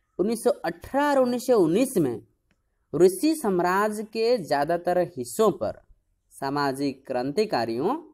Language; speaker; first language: Hindi; non-native, local second language; Odia